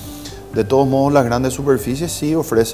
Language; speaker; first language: Spanish; native; Spanish